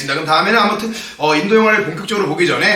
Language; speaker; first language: Korean; native; Korean